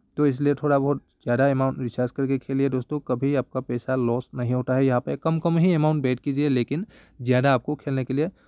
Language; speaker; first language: Hindi; non-native, local second language; Bangla